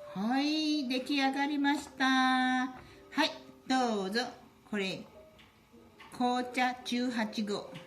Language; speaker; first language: Japanese; non-native, fluent; Chinese